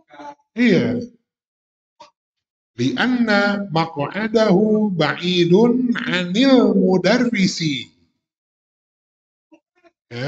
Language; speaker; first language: Arabic; non-native, fluent; Indonesian